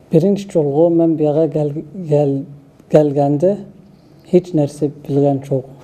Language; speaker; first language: Kyrgyz; non-native, learner; Somali